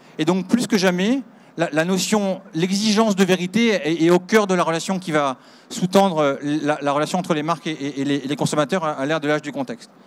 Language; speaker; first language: French; native; French